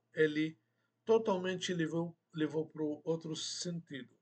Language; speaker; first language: Portuguese; non-native, fluent; Arabic